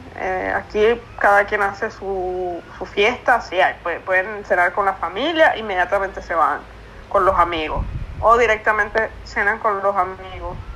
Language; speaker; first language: Spanish; native; Spanish